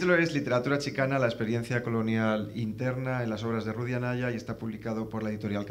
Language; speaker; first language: Spanish; native; Spanish